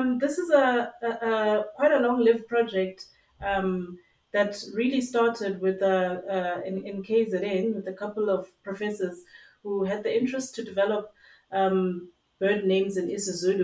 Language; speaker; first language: English; non-native, local second language; Zulu